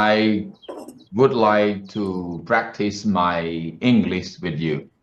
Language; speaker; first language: English; non-native, learner; Khmer